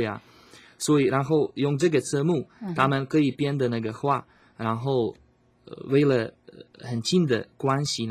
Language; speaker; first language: Chinese; non-native, learner; Slovak